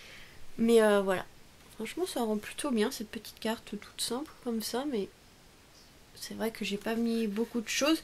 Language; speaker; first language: French; native; French